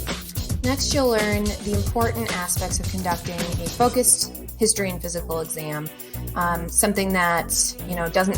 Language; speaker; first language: English; native; English